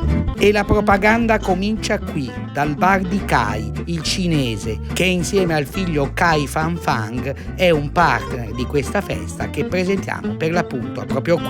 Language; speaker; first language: Italian; native; Italian